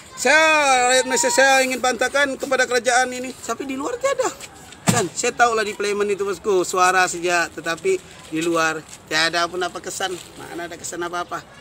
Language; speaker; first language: Malay; non-native, local second language; Central Dusun